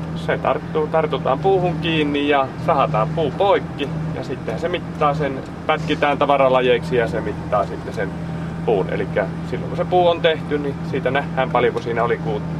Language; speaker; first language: Finnish; native; Finnish